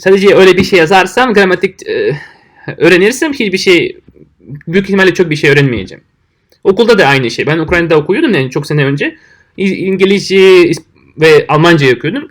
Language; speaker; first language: Turkish; non-native, fluent; Russian